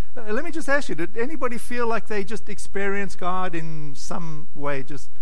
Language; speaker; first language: English; native; English